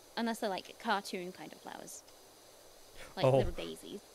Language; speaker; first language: English; native; English